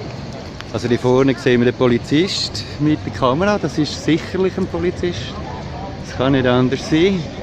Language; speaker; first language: German; native; German